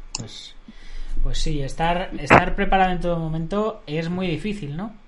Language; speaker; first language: Spanish; native; Spanish